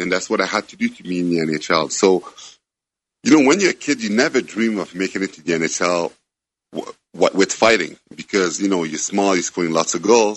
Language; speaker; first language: English; non-native, fluent; French